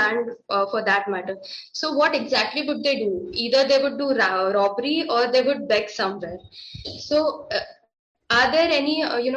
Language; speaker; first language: English; non-native, local second language; Marathi